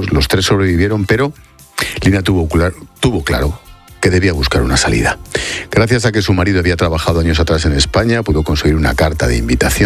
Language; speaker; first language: Spanish; native; Spanish